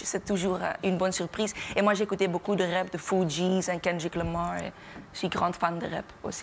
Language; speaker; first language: French; non-native, local second language; Dutch